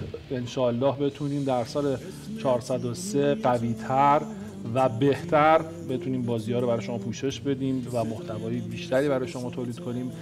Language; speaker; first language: Persian; native; Persian